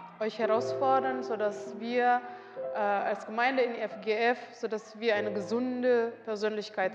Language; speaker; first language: German; non-native, learner; Indonesian